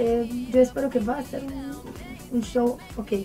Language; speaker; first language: Spanish; non-native, learner; Romanian